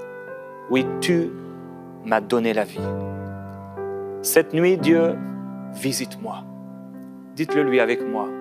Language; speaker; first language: French; non-native, local second language; Haitian Creole